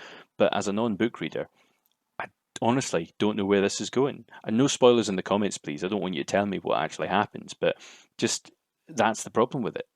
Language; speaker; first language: English; native; English